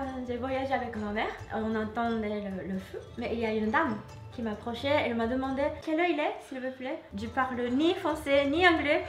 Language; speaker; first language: French; non-native, learner; Japanese